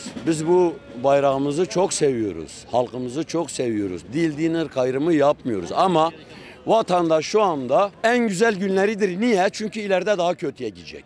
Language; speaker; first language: Turkish; native; Turkish